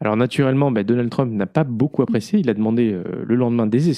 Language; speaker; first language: French; native; French